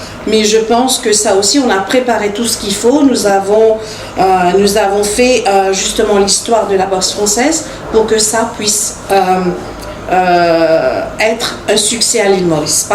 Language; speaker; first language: French; non-native, local second language; Morisyen